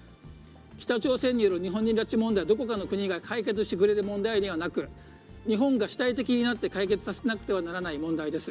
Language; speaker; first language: Japanese; native; Japanese